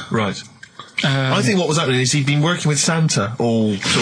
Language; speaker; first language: English; native; English